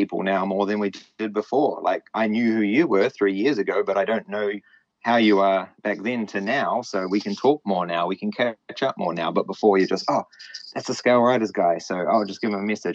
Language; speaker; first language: English; native; English